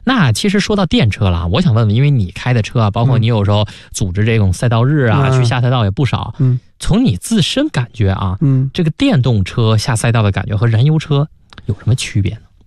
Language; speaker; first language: Chinese; native; Chinese